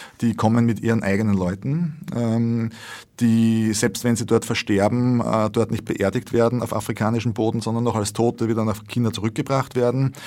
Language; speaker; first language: German; native; German